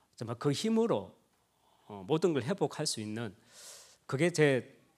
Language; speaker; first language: Korean; native; Korean